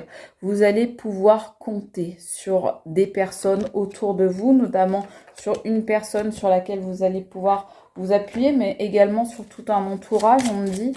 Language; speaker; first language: French; native; French